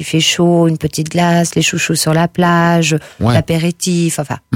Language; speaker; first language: French; native; French